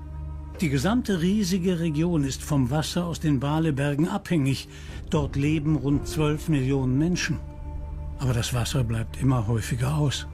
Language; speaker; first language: German; native; German